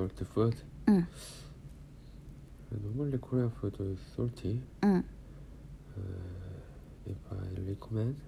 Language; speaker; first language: English; non-native, learner; Korean